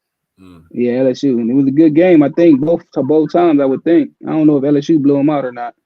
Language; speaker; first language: English; native; English